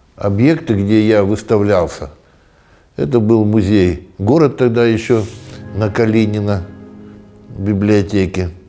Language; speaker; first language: Russian; native; Russian